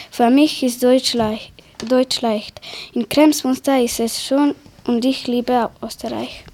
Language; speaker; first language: German; early bilingual, other home language; Croatian